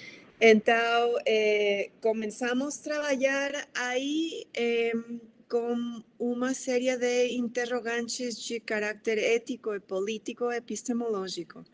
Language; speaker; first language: Portuguese; non-native, fluent; Spanish